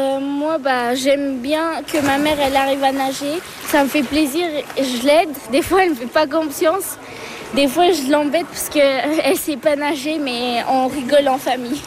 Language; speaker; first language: French; early bilingual, other home language; Turkish